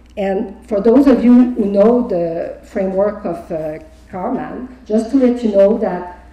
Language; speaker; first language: English; non-native, fluent; French